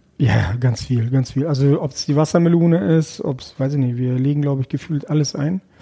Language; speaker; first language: German; early bilingual, other home language; Russian